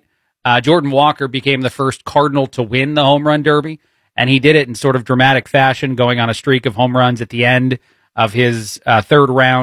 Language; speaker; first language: English; native; English